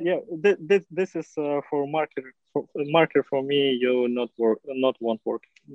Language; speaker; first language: English; non-native, learner; Russian